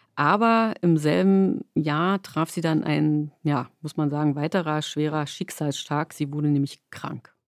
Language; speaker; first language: German; native; German